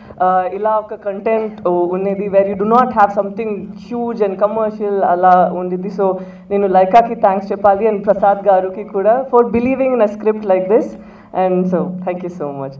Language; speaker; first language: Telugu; non-native, fluent; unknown